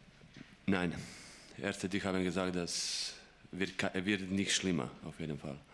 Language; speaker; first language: German; non-native, fluent; Croatian